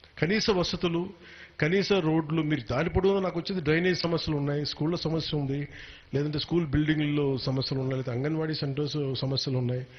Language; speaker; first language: Telugu; native; Telugu